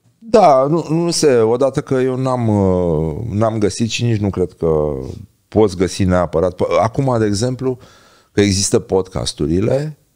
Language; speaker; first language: Romanian; native; Romanian